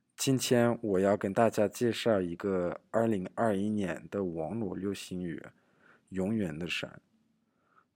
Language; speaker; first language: Chinese; non-native, learner; English